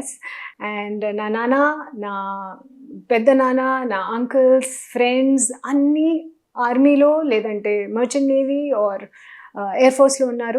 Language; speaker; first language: Telugu; non-native, learner; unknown